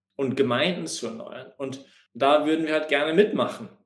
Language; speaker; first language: German; non-native, fluent; English